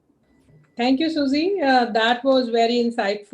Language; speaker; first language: English; non-native, local second language; Hindi